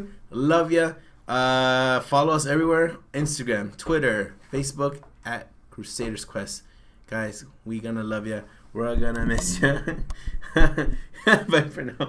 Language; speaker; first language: English; native; English